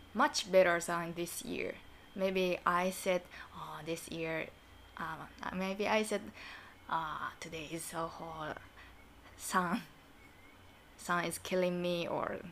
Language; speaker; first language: English; non-native, learner; Japanese